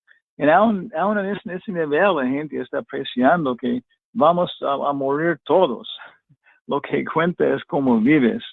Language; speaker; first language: Spanish; non-native, fluent; English